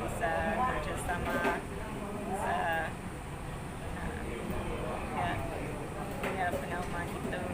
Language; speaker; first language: Indonesian; non-native, fluent; English